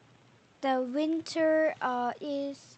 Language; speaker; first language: English; non-native, learner; Korean